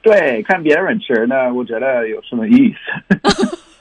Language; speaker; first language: Chinese; non-native, learner; English